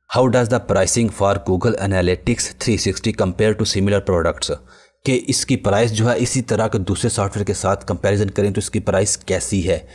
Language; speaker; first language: Urdu; non-native, local second language; Punjabi